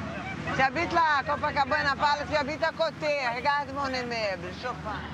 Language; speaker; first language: French; non-native, learner; Portuguese